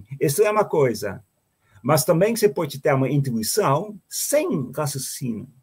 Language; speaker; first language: Portuguese; non-native, fluent; Dutch